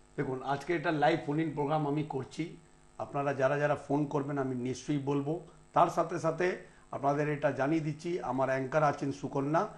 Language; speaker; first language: Bangla; non-native, local second language; Punjabi